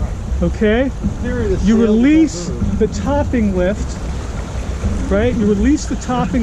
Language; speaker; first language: English; native; English